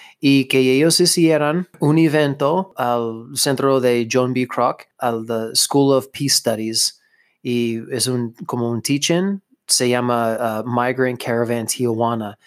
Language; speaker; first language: Spanish; non-native, fluent; English